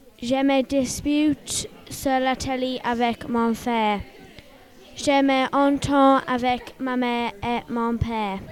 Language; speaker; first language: French; non-native, learner; English